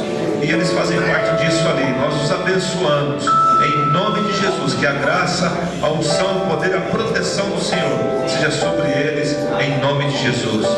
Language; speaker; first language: Portuguese; native; Portuguese